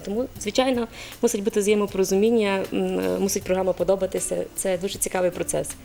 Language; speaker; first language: Ukrainian; native; Ukrainian